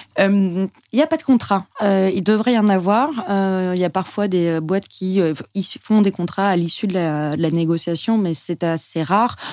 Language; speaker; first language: French; native; French